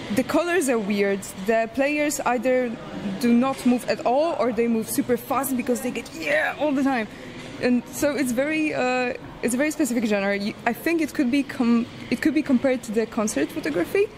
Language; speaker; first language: English; non-native, fluent; Polish